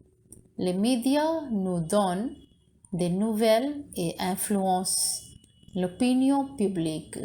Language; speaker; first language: French; non-native, learner; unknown